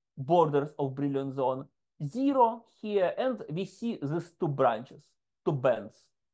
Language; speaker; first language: English; non-native, fluent; Ukrainian